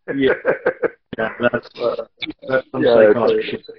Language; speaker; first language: English; native; English